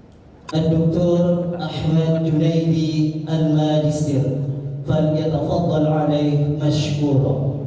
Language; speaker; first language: Arabic; non-native, learner; Indonesian